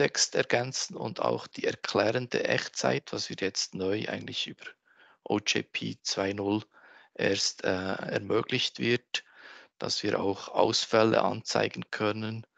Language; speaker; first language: German; native; German